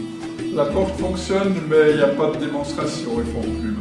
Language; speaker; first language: French; non-native, fluent; Romanian